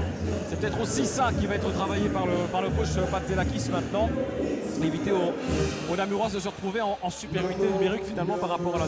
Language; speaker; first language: French; native; French